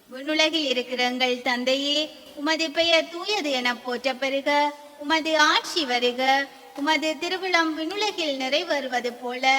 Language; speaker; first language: Tamil; native; Tamil